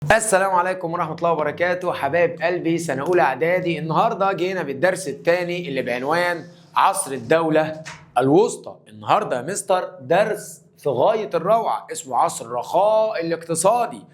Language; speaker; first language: Arabic; native; Arabic